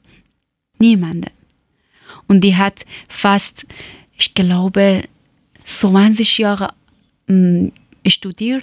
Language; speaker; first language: German; non-native, learner; Persian